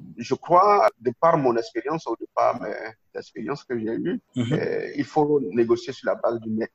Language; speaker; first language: French; non-native, local second language; Yoruba